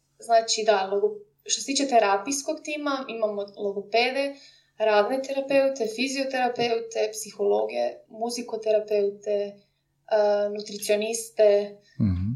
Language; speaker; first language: Croatian; native; Croatian